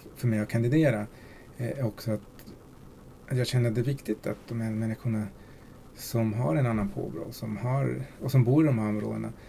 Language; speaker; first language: Swedish; early bilingual, other home language; Spanish